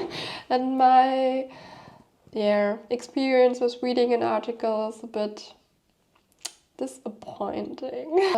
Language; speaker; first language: English; non-native, fluent; German